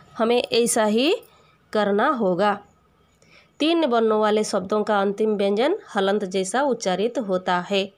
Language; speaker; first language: Hindi; non-native, local second language; Odia